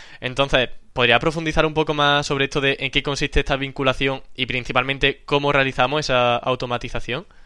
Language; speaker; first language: Spanish; native; Spanish